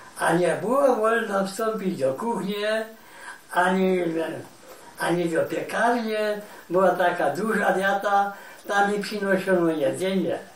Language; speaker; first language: Polish; native; Polish